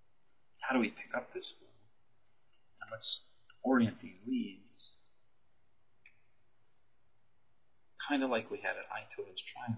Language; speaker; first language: English; native; English